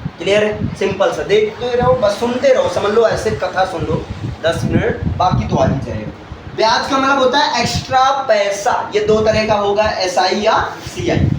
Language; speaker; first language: Hindi; native; Hindi